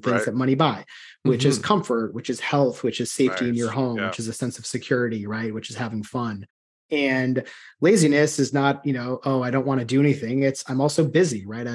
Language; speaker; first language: English; native; English